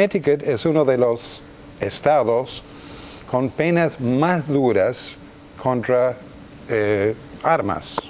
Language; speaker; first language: Spanish; non-native, fluent; English